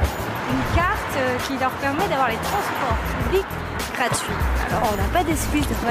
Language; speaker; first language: French; native; French